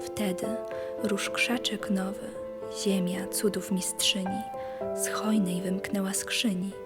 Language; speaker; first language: Polish; native; Polish